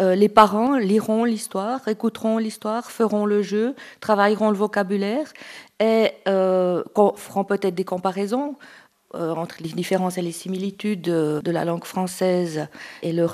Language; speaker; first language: French; native; French